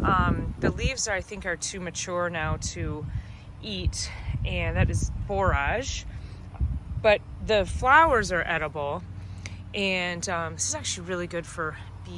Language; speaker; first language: English; native; English